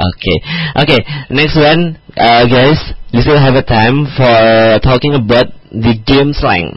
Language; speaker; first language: English; non-native, learner; Indonesian